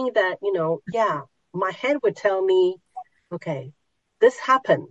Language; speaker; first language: English; non-native, local second language; Cantonese